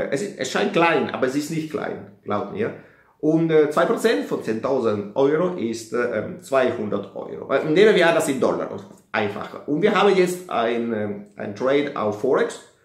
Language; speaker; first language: German; non-native, fluent; Italian